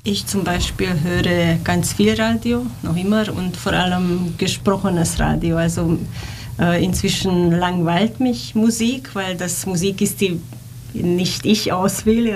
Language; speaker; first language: German; non-native, fluent; Romanian